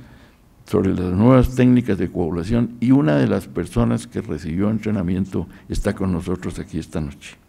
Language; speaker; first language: Spanish; native; Spanish